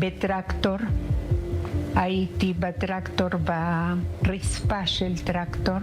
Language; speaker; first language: Hebrew; non-native, learner; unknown